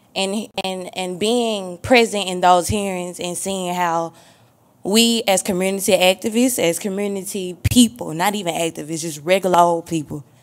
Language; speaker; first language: English; native; English